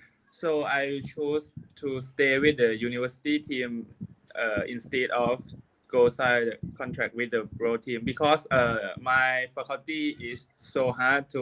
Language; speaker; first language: English; non-native, learner; Thai